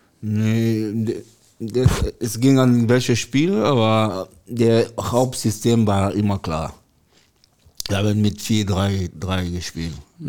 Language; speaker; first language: German; non-native, learner; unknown